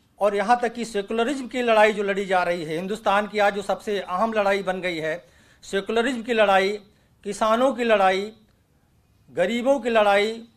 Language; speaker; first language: Hindi; native; Hindi